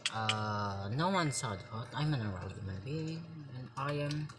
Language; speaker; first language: English; non-native, local second language; Filipino